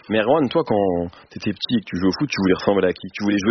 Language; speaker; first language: French; native; French